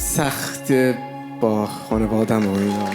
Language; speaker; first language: Persian; non-native, fluent; English